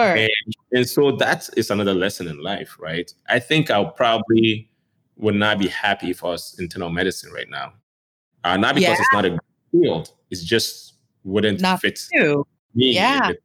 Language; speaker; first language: English; non-native, local second language; Akan